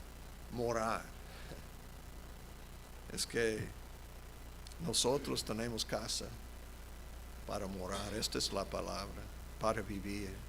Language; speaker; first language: Spanish; non-native, fluent; English